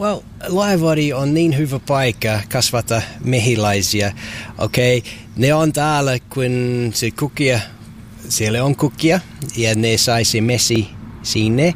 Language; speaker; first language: Finnish; non-native, learner; English